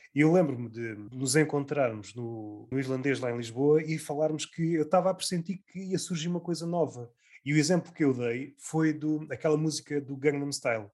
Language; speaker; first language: Portuguese; native; Portuguese